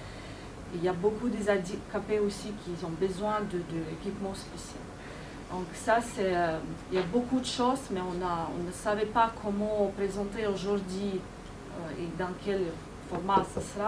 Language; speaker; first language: French; non-native, fluent; Ukrainian